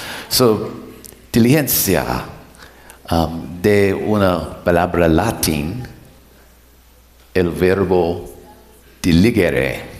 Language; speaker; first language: Spanish; non-native, learner; English